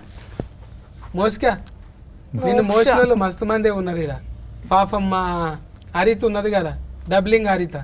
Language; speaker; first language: Telugu; native; Telugu